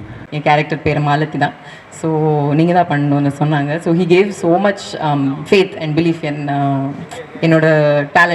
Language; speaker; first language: Tamil; non-native, learner; Kannada